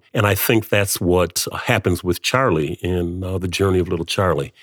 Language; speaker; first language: English; native; English